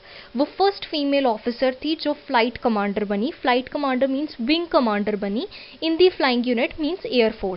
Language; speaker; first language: Hindi; native; Hindi